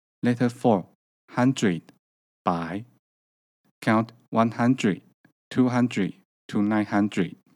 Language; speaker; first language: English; non-native, learner; Chinese